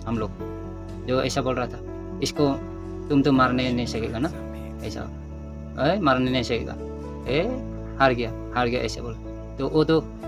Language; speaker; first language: Hindi; non-native, local second language; Nepali